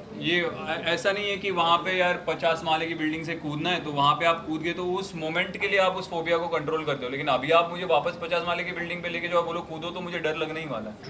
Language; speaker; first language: Hindi; native; Hindi